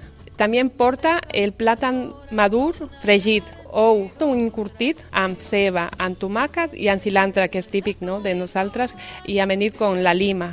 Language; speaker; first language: Catalan; non-native, fluent; Spanish